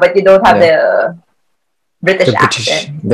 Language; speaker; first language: English; non-native, local second language; Filipino